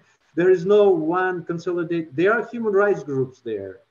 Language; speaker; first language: English; non-native, fluent; Russian